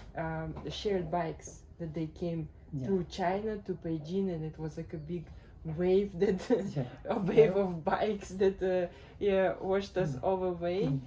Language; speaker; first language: English; non-native, fluent; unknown